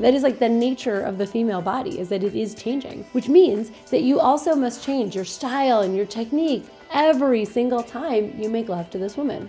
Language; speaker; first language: English; native; English